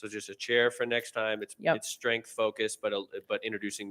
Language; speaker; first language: English; native; English